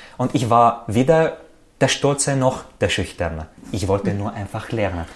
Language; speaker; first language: German; non-native, fluent; Arabic